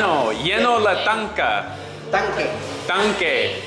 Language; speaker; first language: Spanish; non-native, learner; English